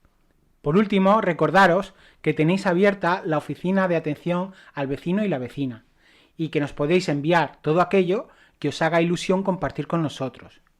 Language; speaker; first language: Spanish; native; Spanish